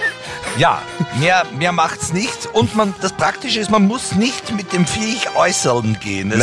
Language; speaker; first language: German; native; German